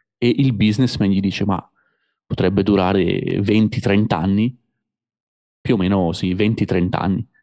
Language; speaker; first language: Italian; native; Italian